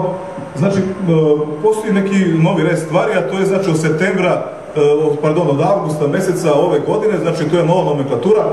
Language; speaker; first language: Serbian; native; Serbian